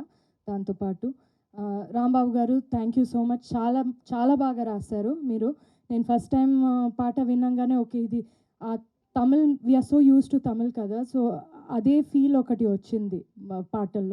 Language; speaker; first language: Telugu; non-native, fluent; Malayalam